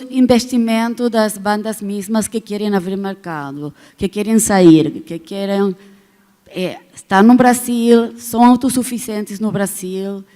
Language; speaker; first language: Portuguese; non-native, fluent; Spanish